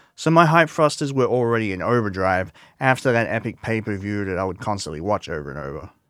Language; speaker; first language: English; native; English